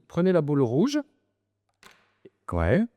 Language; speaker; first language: French; native; French